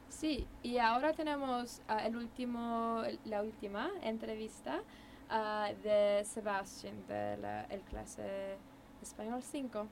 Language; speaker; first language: Spanish; non-native, learner; English